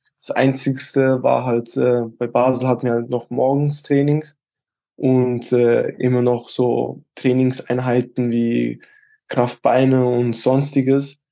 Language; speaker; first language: German; early bilingual, other home language; Albanian